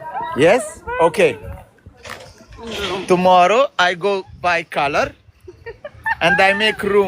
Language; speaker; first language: English; non-native, learner; Arabic